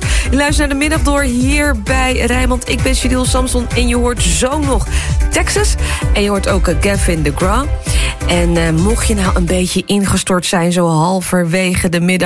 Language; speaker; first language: Dutch; native; Dutch